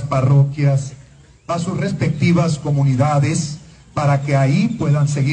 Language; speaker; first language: Spanish; native; Spanish